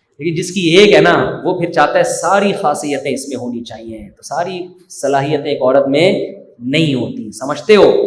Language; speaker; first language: Urdu; native; Urdu